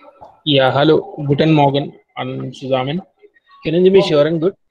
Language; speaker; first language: German; non-native, learner; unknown